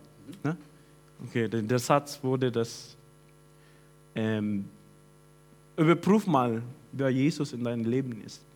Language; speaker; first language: German; non-native, fluent; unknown